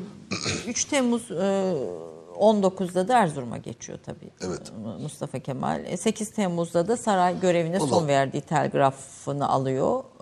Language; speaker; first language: Turkish; native; Turkish